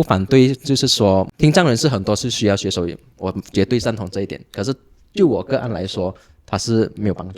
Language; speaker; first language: Chinese; non-native, local second language; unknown